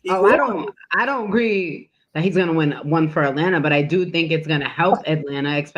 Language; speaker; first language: English; native; English